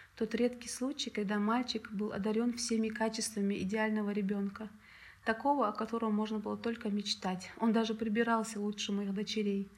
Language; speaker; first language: Russian; native; Russian